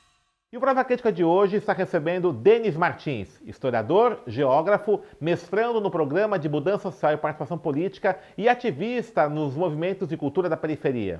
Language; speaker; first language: Portuguese; native; Portuguese